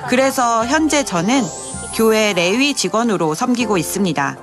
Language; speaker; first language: Korean; non-native, fluent; Thai